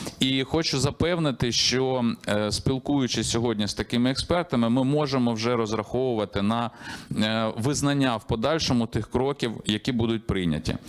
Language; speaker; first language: Ukrainian; native; Ukrainian